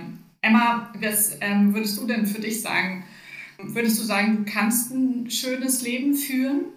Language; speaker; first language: German; native; German